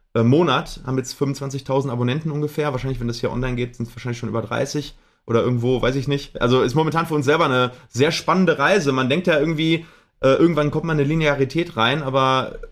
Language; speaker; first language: German; native; German